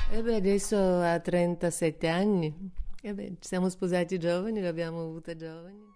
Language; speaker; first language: Italian; non-native, fluent; Bulgarian